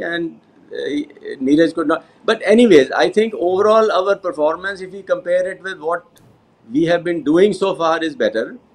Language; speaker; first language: English; non-native, local second language; Punjabi